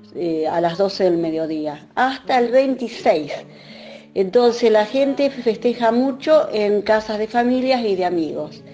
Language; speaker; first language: Spanish; native; Spanish